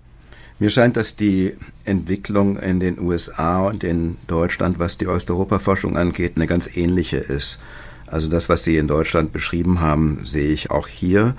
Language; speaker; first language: German; native; German